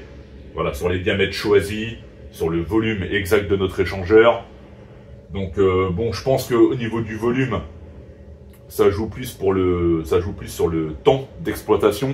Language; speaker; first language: French; native; French